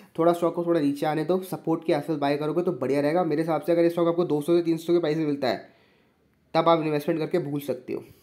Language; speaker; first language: Hindi; native; Hindi